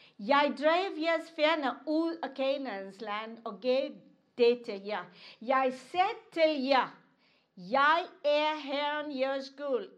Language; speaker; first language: Danish; non-native, fluent; English